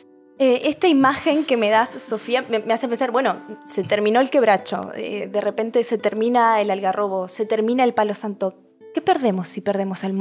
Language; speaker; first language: Spanish; native; Spanish